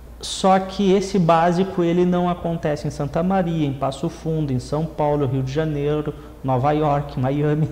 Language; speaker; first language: Portuguese; native; Portuguese